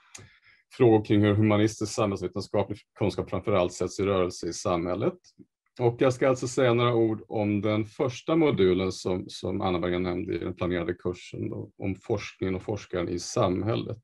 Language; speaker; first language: Swedish; native; Swedish